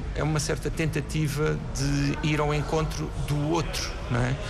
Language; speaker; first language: Portuguese; native; Portuguese